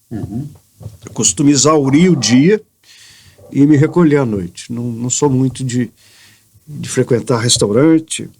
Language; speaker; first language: Portuguese; native; Portuguese